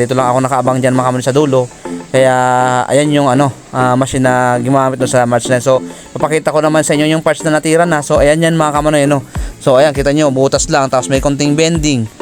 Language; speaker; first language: Filipino; non-native, local second language; Bikol